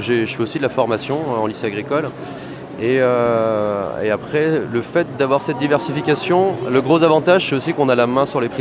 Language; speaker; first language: French; native; French